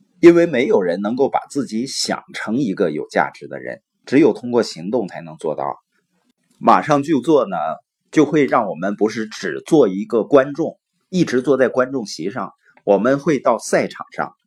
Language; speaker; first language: Chinese; native; Chinese